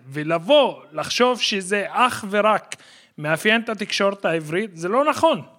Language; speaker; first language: Hebrew; non-native, local second language; Arabic